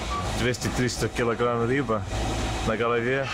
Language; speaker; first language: Russian; non-native, learner; English